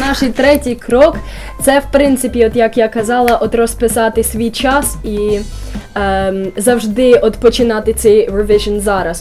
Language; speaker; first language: Ukrainian; early bilingual, heritage; Ukrainian